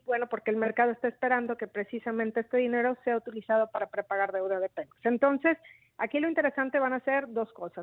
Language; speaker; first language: Spanish; native; Spanish